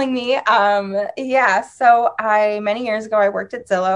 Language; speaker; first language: English; native; English